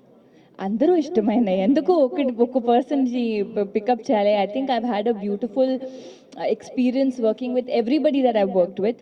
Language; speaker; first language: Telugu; non-native, fluent; Hindi